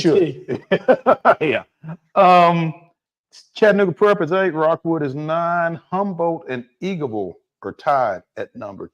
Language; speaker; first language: English; native; English